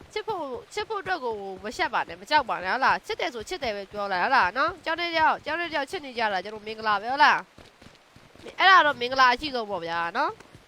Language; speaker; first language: Burmese; native; Burmese